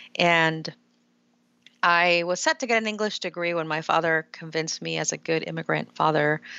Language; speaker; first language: English; early bilingual, other home language; Spanish